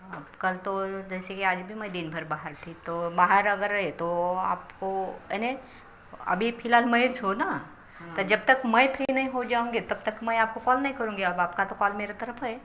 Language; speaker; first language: Hindi; non-native, local second language; Marathi